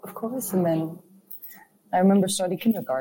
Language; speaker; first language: English; non-native, fluent; German